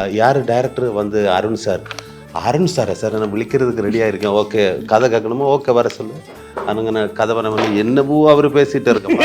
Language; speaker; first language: Tamil; non-native, learner; Malayalam